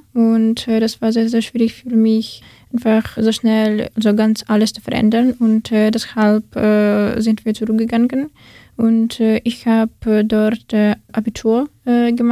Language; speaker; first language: German; non-native, fluent; Ukrainian